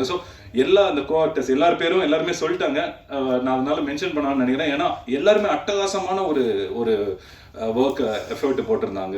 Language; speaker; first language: Tamil; native; Tamil